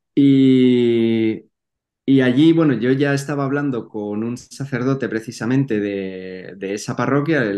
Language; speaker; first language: Spanish; native; Spanish